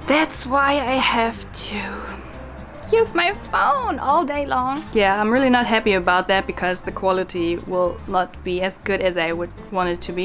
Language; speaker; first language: English; non-native, fluent; German